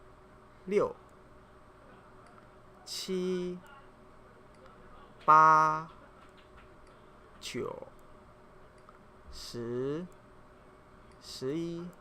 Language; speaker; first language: Chinese; non-native, fluent; Indonesian